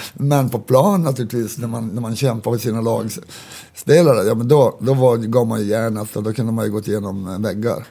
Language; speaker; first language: Swedish; native; Swedish